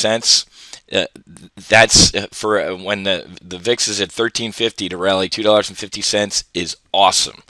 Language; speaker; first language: English; native; English